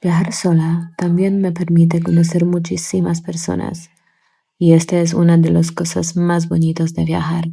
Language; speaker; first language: Spanish; non-native, fluent; Polish